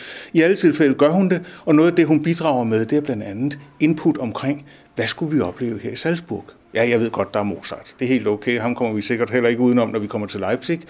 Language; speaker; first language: Danish; native; Danish